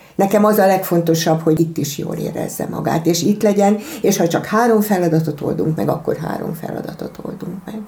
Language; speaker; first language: Hungarian; native; Hungarian